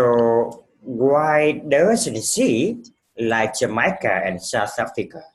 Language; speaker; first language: English; non-native, fluent; Vietnamese